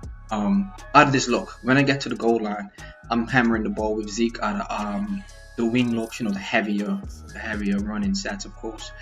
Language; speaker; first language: English; native; English